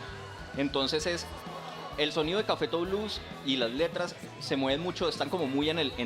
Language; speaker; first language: Spanish; native; Spanish